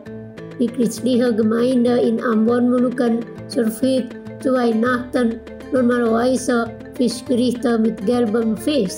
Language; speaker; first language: German; non-native, fluent; Indonesian